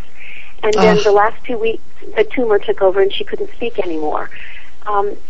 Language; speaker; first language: English; native; English